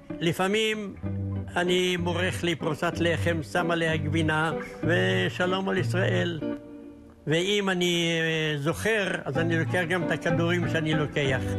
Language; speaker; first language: Hebrew; native; Hebrew